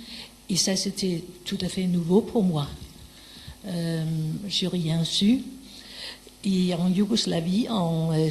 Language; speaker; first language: French; non-native, fluent; Danish